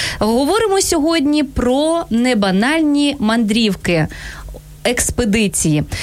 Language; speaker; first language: Ukrainian; native; Ukrainian